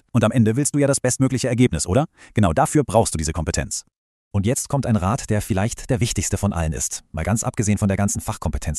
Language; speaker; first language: German; native; German